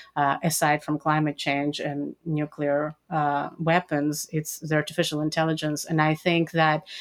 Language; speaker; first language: English; non-native, fluent; Russian